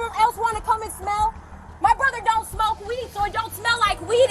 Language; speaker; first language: English; native; English